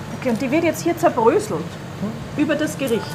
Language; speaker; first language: German; native; German